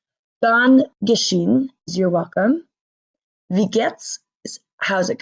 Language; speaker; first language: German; non-native, learner; English